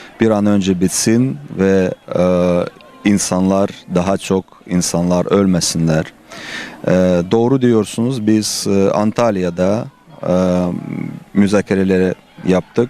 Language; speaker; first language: Turkish; non-native, fluent; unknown